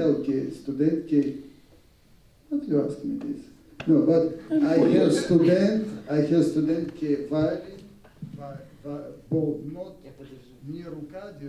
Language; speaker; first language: English; non-native, learner; Russian